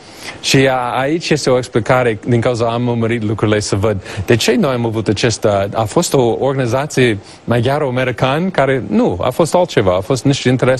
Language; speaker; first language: Romanian; non-native, fluent; English